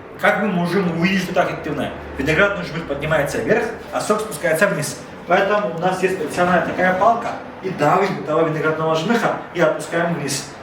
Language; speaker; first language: Russian; non-native, fluent; Georgian